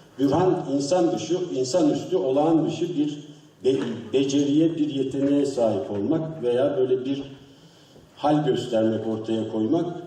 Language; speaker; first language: Turkish; native; Turkish